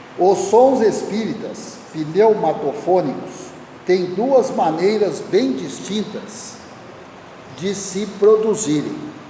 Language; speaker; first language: Portuguese; native; Portuguese